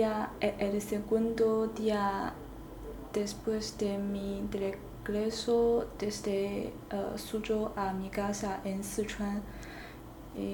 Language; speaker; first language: Spanish; non-native, learner; Chinese